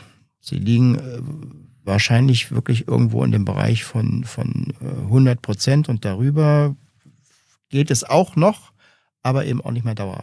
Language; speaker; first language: German; native; German